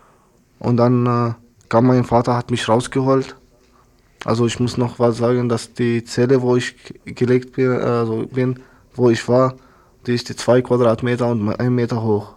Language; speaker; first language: German; non-native, learner; Arabic